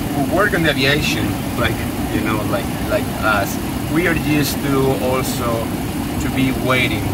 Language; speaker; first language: English; non-native, fluent; Spanish